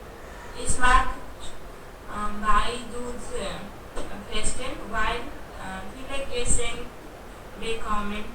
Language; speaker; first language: German; non-native, learner; Hindi